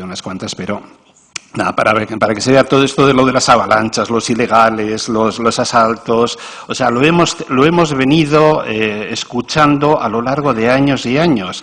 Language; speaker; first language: Spanish; native; Spanish